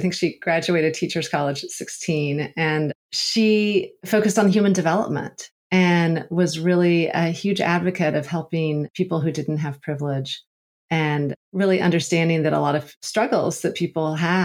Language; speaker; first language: English; native; English